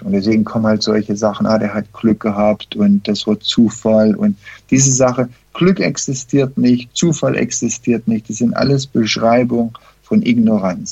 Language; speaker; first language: German; early bilingual, heritage; German